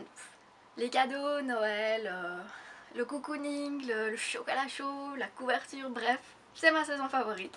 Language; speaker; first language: French; native; French